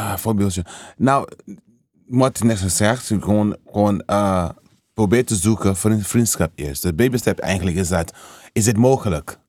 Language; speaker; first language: Dutch; non-native, learner; English